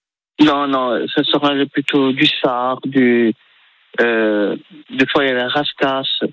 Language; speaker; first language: French; native; French